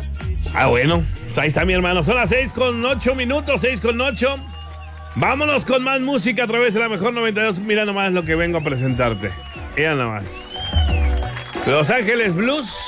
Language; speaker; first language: Spanish; native; Spanish